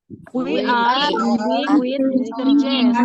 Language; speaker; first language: English; non-native, learner; Indonesian